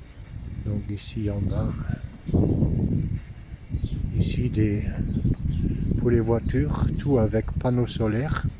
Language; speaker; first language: French; non-native, fluent; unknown